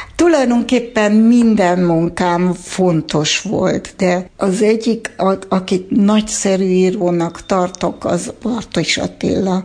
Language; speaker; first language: Hungarian; early bilingual, heritage; Hungarian